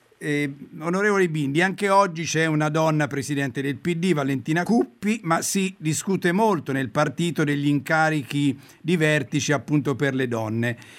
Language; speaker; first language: Italian; native; Italian